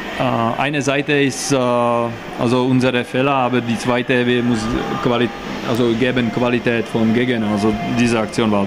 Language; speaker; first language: German; non-native, learner; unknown